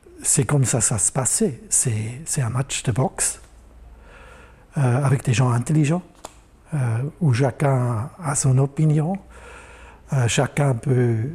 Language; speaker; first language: French; non-native, local second language; German